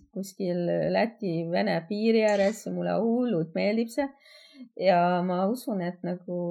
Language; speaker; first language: Estonian; non-native, fluent; Hungarian